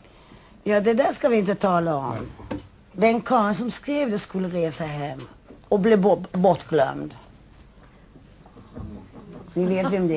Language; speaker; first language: Swedish; native; Swedish